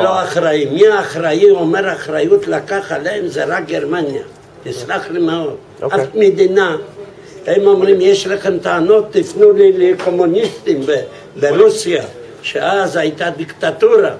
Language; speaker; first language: Hebrew; non-native, fluent; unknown